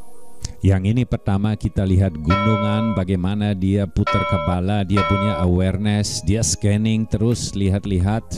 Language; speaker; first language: Indonesian; non-native, fluent; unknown